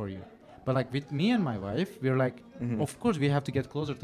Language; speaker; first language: English; non-native, fluent; Turkish